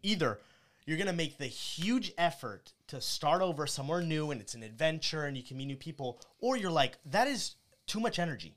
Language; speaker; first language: English; native; English